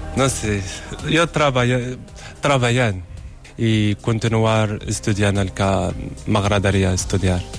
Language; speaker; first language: Catalan; non-native, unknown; Arabic